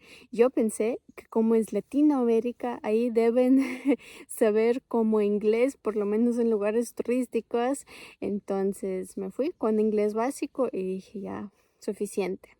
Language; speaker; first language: Spanish; non-native, fluent; Ukrainian